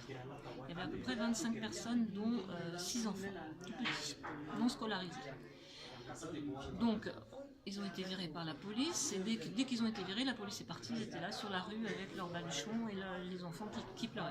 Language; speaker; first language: French; native; French